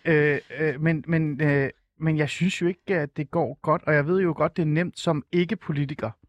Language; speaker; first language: Danish; native; Danish